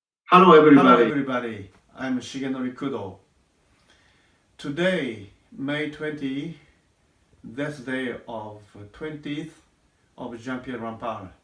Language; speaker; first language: English; non-native, learner; Japanese